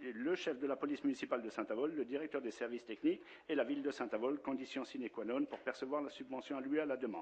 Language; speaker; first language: French; native; French